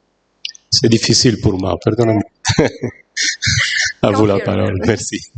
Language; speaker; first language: French; non-native, fluent; Italian